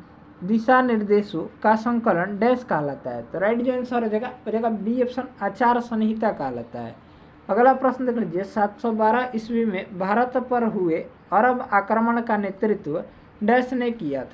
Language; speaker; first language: Hindi; native; Hindi